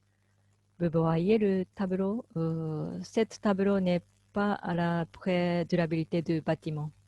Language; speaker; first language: French; non-native, fluent; Japanese